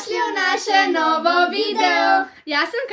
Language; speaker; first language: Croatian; early bilingual, heritage; Croatian